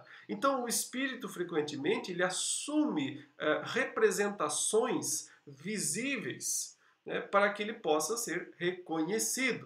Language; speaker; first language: Portuguese; native; Portuguese